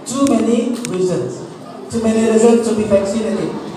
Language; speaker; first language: English; non-native, fluent; Indonesian